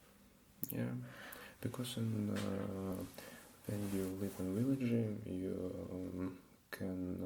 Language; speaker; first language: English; non-native, learner; Russian